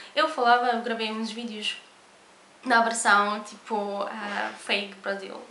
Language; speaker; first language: Portuguese; non-native, fluent; Polish